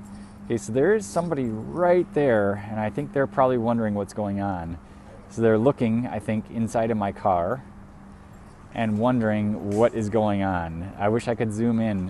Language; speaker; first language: English; native; English